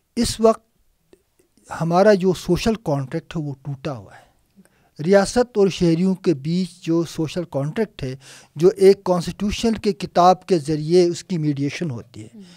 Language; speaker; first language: Urdu; non-native, local second language; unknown